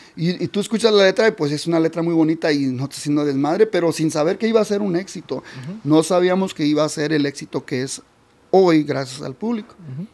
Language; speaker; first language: Spanish; early bilingual, heritage; Spanish